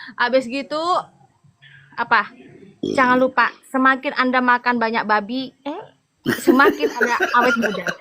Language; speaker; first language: Indonesian; non-native, local second language; Madurese